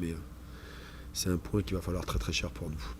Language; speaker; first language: French; native; French